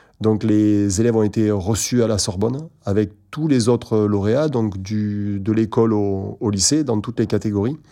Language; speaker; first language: French; native; French